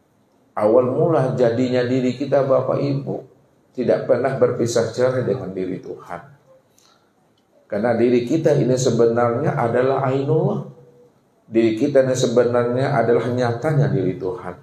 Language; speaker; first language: Indonesian; native; Indonesian